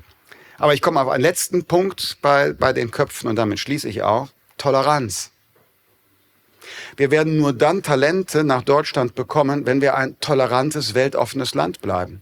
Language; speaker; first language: German; native; German